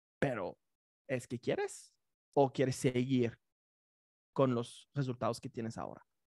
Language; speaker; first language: Spanish; non-native, fluent; French